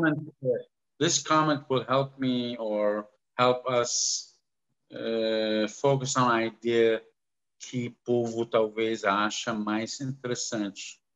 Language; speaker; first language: Portuguese; non-native, learner; Arabic